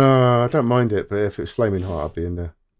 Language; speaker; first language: English; native; English